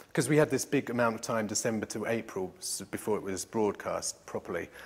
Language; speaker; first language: English; native; English